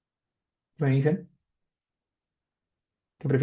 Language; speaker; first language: Spanish; native; Spanish